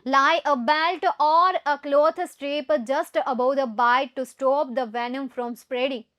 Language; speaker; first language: English; non-native, local second language; Gujarati